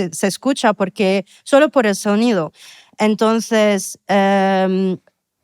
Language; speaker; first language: Spanish; non-native, fluent; Arabic